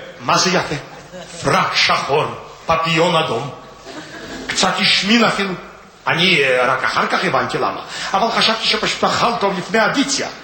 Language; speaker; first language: Hebrew; non-native, fluent; Russian